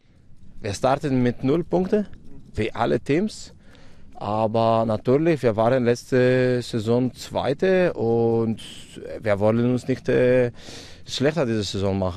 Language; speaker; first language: German; non-native, fluent; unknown